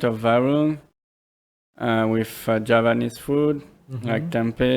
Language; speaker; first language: English; non-native, fluent; French